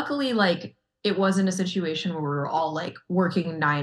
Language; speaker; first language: English; native; English